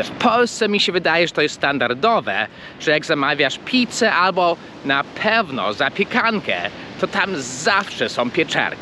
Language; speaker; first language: Polish; early bilingual, heritage; Polish